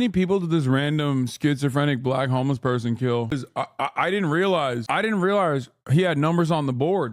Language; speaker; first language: English; native; English